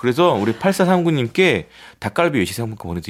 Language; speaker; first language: Korean; native; Korean